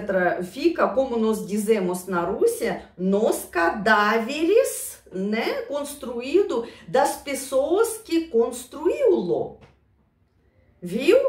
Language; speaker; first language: Portuguese; non-native, fluent; Russian